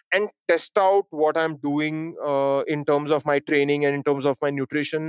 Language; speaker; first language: English; non-native, local second language; Hindi